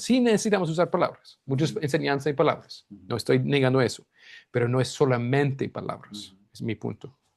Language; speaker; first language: Spanish; non-native, fluent; English